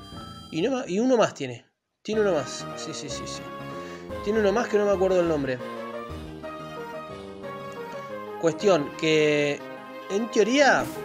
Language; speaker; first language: Spanish; native; Spanish